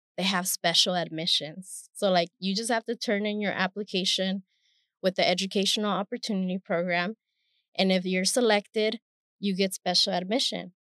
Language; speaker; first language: English; early bilingual, other home language; Spanish